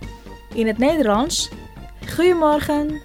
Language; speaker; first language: Dutch; non-native, fluent; Indonesian